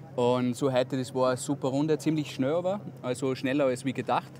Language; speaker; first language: German; native; German